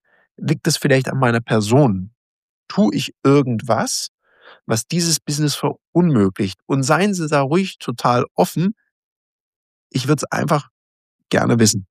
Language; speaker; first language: German; native; German